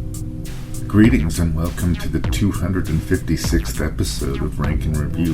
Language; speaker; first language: English; native; English